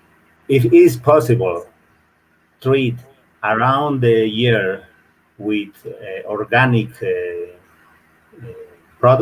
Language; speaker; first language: English; non-native, learner; Spanish